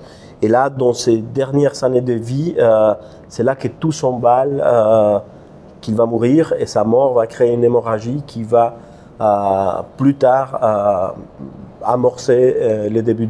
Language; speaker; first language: French; non-native, fluent; Spanish